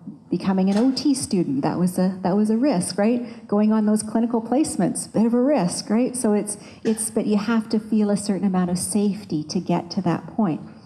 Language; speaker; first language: English; early bilingual, other home language; French